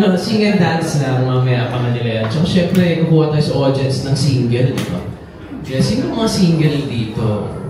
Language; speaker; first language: Filipino; native; Filipino